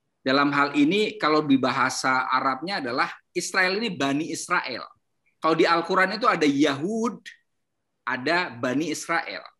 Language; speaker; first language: Indonesian; native; Indonesian